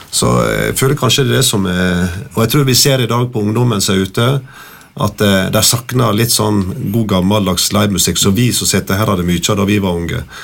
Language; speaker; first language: Norwegian; native; Norwegian